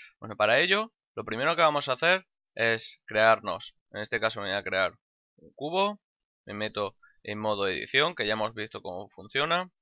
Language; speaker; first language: Spanish; native; Spanish